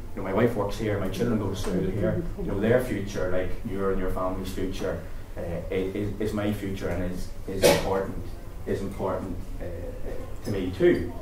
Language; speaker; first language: English; native; English